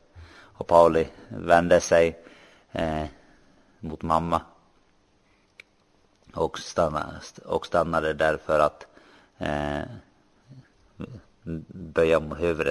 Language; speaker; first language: Swedish; non-native, local second language; Finnish